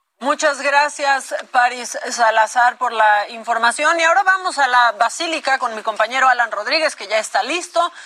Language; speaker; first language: Spanish; native; Spanish